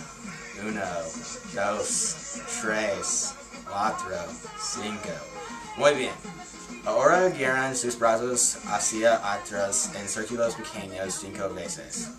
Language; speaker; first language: Spanish; non-native, learner; English